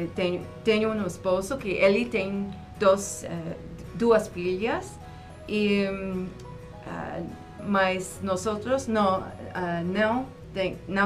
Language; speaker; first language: Portuguese; non-native, fluent; English